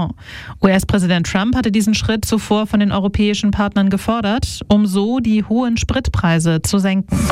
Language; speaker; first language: German; native; German